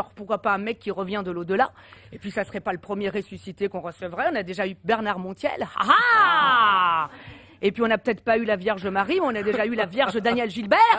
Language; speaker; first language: French; native; French